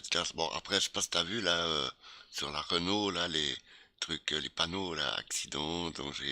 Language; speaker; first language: French; native; French